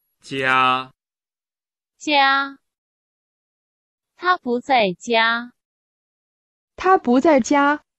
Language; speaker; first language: Chinese; non-native, learner; Urdu